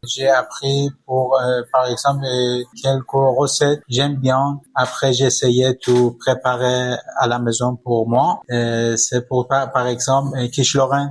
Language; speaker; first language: French; non-native, learner; Persian